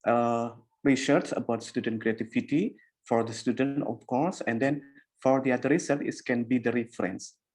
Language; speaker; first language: English; non-native, learner; Indonesian